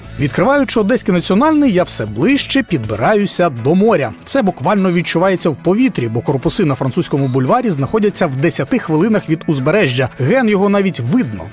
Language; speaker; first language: Ukrainian; native; Ukrainian